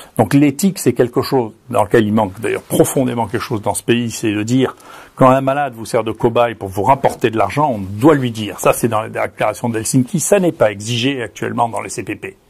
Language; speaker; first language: French; native; French